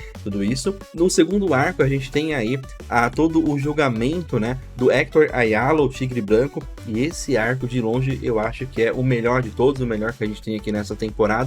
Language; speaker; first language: Portuguese; native; Portuguese